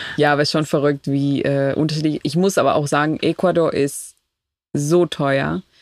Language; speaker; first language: German; non-native, fluent; Spanish